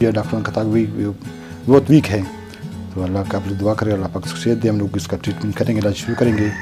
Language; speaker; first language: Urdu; non-native, local second language; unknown